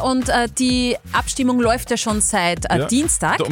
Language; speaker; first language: German; native; German